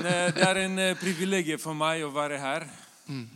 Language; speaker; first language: Norwegian; non-native, fluent; Romanian